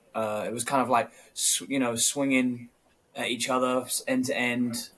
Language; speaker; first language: English; native; English